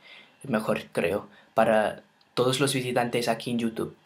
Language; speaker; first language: Spanish; non-native, fluent; English